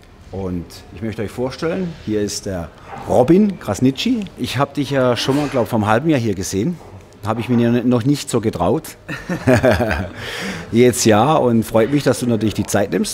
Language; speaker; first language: German; native; German